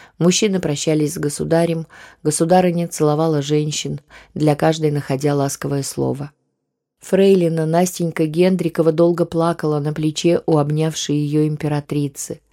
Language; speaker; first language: Russian; native; Russian